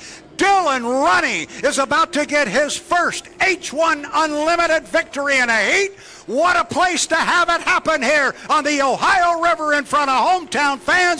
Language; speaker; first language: English; native; English